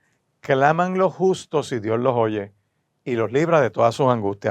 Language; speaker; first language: Spanish; native; Spanish